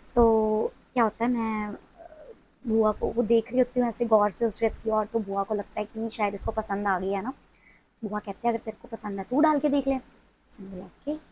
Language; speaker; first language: Hindi; non-native, local second language; Punjabi